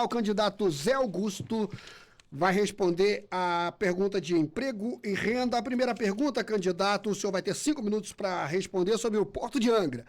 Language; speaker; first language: Portuguese; native; Portuguese